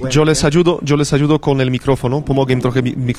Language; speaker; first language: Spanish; non-native, fluent; Polish